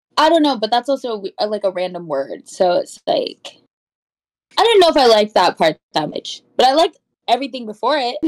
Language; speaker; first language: English; native; English